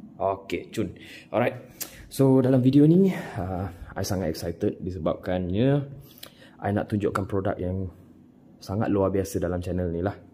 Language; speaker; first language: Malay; non-native, local second language; Tamil